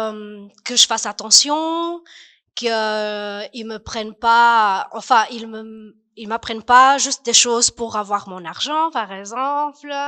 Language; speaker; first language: French; non-native, fluent; Portuguese